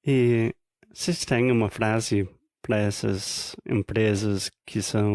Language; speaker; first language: Portuguese; non-native, fluent; English